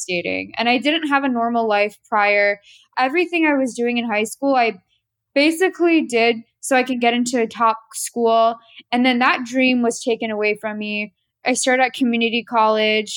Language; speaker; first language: English; native; English